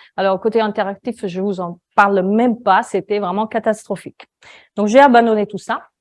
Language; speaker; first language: French; non-native, fluent; Italian